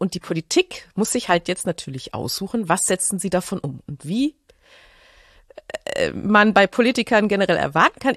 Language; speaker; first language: German; native; German